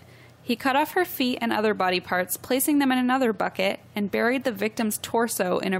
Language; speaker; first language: English; native; English